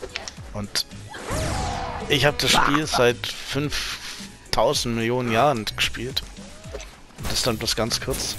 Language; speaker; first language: German; native; German